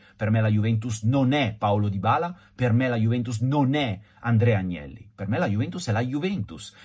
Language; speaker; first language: Italian; native; Italian